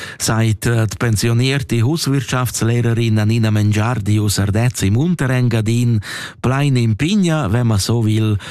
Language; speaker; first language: German; non-native, local second language; Romansh